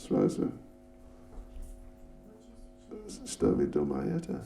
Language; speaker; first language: Russian; non-native, learner; English